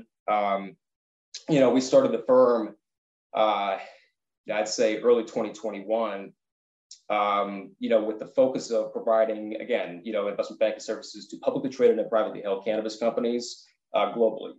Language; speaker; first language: English; native; English